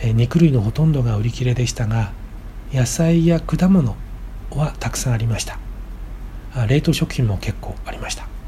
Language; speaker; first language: Japanese; native; Japanese